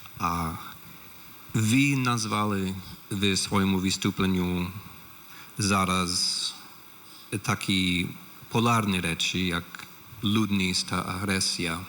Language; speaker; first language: Polish; non-native, learner; English